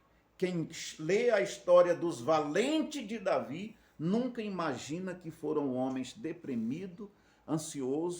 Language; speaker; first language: Portuguese; native; Portuguese